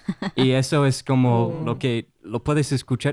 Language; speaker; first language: Spanish; non-native, fluent; English